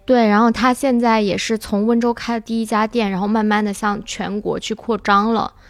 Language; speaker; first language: Chinese; native; Chinese